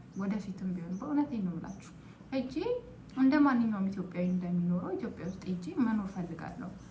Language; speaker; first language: Amharic; native; Amharic